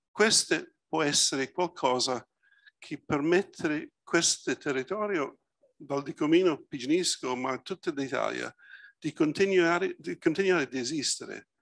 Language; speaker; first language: Italian; early bilingual, heritage; Italian